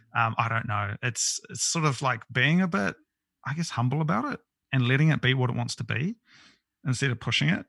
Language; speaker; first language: English; native; English